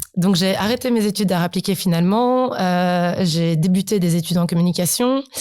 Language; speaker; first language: French; early bilingual, other home language; Polish